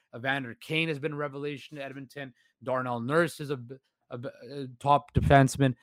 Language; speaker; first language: English; native; English